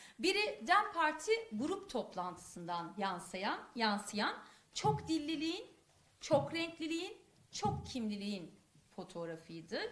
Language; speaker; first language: Turkish; non-native, local second language; Kurdish